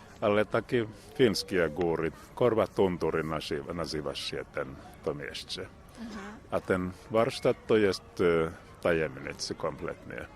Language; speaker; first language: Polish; non-native, learner; Finnish